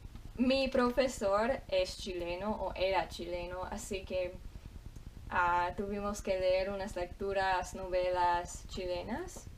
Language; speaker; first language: Spanish; non-native, fluent; English